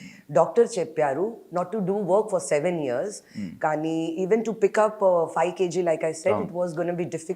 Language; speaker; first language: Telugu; non-native, fluent; Hindi